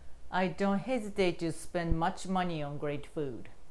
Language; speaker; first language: English; non-native, fluent; Japanese